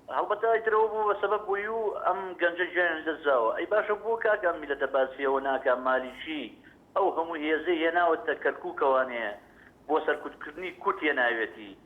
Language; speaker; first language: Central Kurdish; native; Central Kurdish